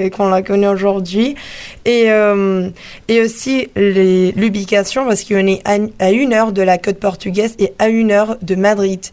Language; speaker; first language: French; non-native, fluent; Spanish